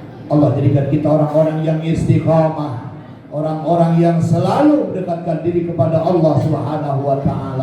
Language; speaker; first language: Indonesian; native; Indonesian